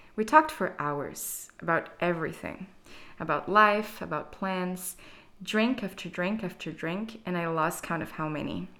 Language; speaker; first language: English; non-native, fluent; Portuguese